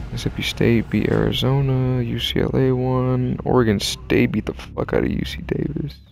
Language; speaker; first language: English; native; English